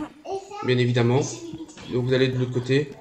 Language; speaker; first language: French; native; French